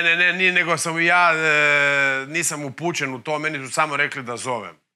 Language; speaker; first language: Croatian; native; Croatian